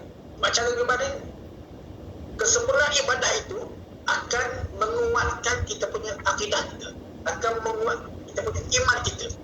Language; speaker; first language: Malay; native; Malay